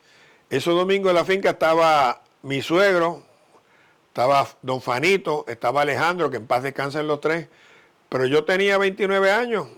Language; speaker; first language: Spanish; native; Spanish